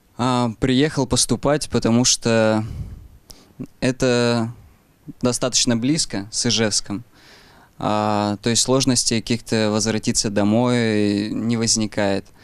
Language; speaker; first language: Russian; native; Russian